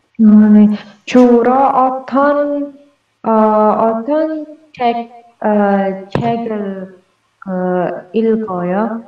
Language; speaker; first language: Korean; non-native, learner; Indonesian